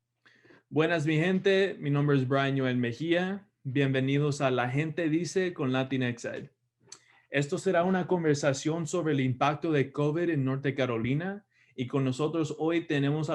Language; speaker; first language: Spanish; early bilingual, heritage; Spanish